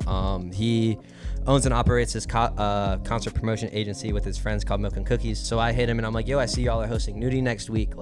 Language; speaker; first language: English; native; English